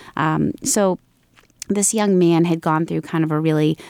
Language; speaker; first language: English; native; English